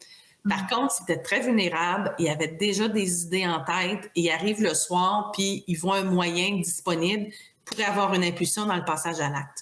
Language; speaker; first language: French; native; French